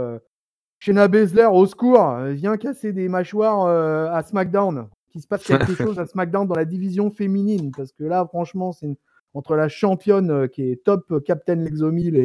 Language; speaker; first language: French; native; French